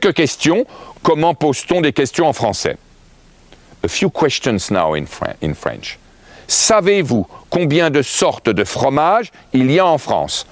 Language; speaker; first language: French; native; French